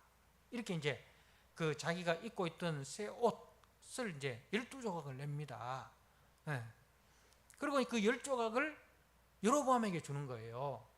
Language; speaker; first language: Korean; native; Korean